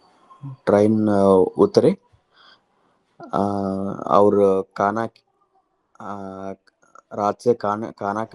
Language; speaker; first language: Hindi; non-native, local second language; Telugu